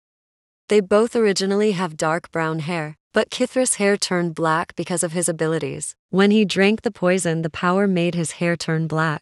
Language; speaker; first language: English; native; English